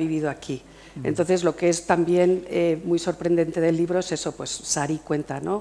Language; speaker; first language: Spanish; native; Spanish